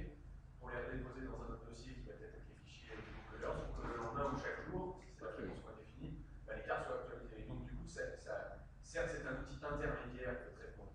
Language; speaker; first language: French; native; French